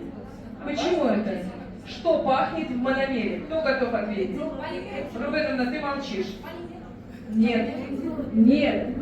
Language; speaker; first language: Russian; native; Russian